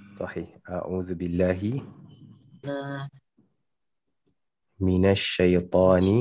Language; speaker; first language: Arabic; non-native, fluent; Malay